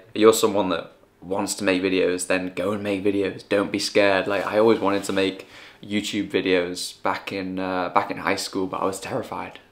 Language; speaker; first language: English; native; English